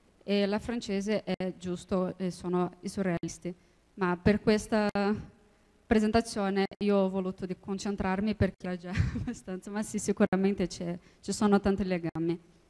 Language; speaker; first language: Italian; non-native, fluent; Portuguese